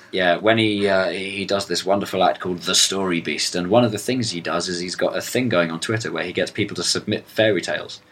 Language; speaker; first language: English; native; English